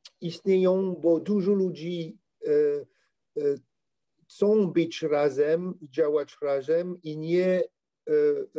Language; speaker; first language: Polish; non-native, learner; French